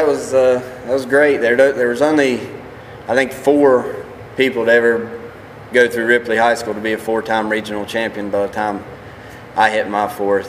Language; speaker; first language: English; native; English